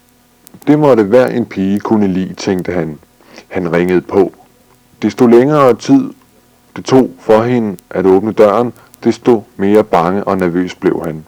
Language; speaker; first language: Danish; native; Danish